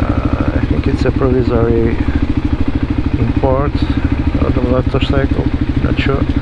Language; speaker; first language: English; non-native, fluent; Portuguese